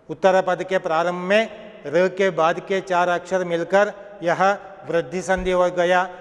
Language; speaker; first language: Hindi; non-native, local second language; Kannada